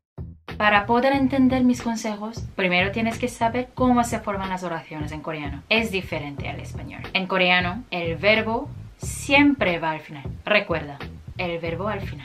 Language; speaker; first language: Spanish; non-native, fluent; Korean